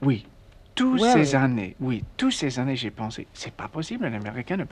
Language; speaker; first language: French; non-native, learner; English